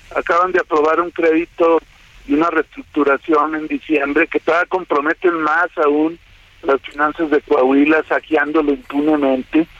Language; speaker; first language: Spanish; native; Spanish